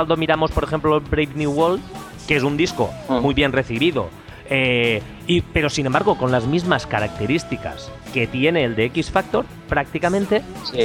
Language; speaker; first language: Spanish; native; Spanish